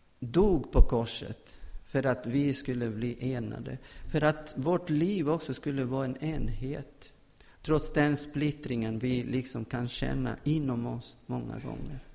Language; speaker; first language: Swedish; non-native, fluent; Spanish